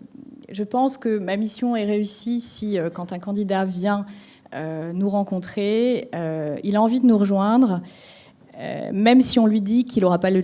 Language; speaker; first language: French; native; French